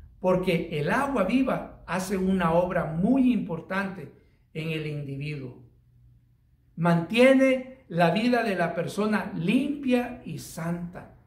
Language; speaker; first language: Spanish; native; Spanish